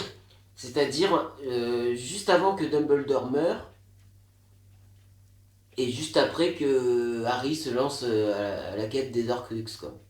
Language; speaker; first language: French; native; French